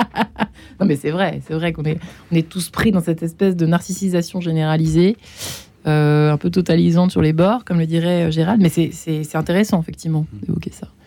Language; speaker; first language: French; native; French